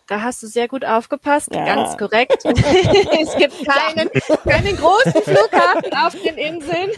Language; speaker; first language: German; native; German